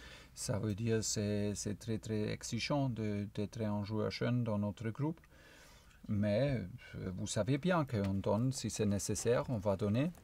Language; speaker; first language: French; non-native, fluent; German